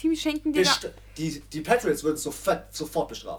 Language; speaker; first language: German; native; German